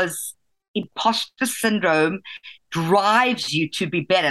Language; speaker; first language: English; native; English